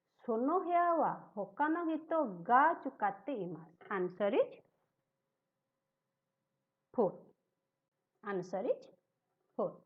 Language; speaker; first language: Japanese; non-native, fluent; Hindi